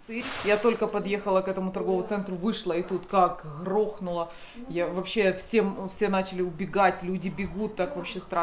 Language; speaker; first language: Russian; native; Russian